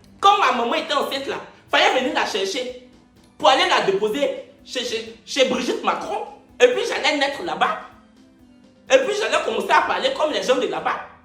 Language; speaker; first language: French; native; French